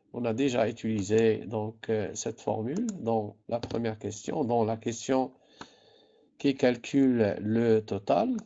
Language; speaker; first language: French; non-native, local second language; Arabic